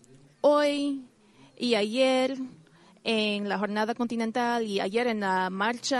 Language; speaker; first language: Spanish; non-native, learner; English